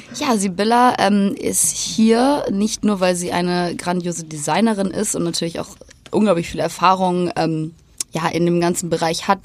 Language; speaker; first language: German; native; German